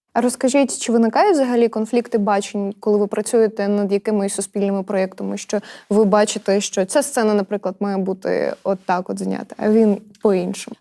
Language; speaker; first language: Ukrainian; native; Ukrainian